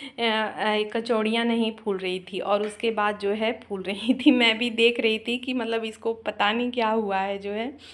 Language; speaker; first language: Hindi; native; Hindi